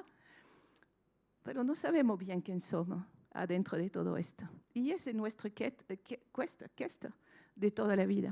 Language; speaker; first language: Spanish; non-native, fluent; French